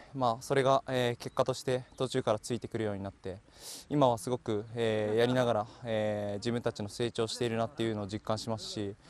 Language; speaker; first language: Japanese; native; Japanese